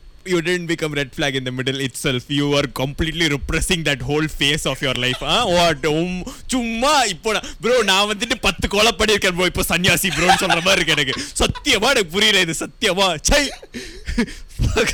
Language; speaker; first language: English; non-native, local second language; Tamil